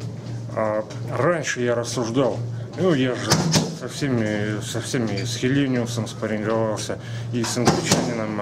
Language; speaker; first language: Russian; native; Russian